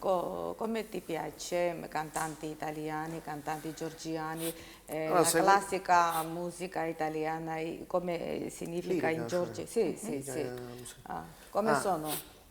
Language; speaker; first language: Italian; non-native, learner; Georgian